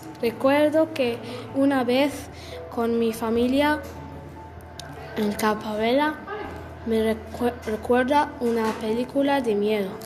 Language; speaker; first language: Spanish; non-native, learner; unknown